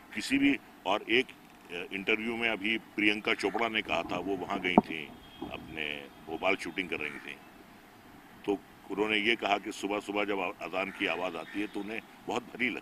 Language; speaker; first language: Hindi; native; Hindi